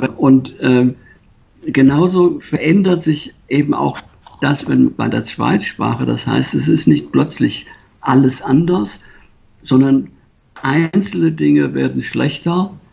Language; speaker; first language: German; native; German